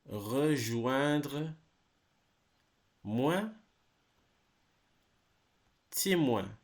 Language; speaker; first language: French; non-native, fluent; English